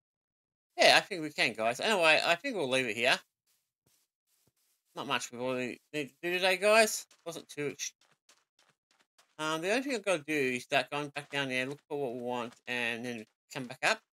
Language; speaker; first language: English; native; English